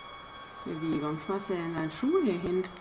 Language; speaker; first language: German; native; German